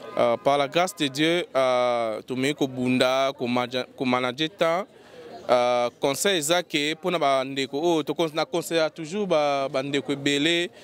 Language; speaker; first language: French; non-native, local second language; Lingala